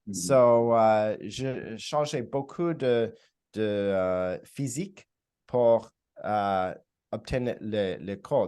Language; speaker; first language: French; non-native, learner; English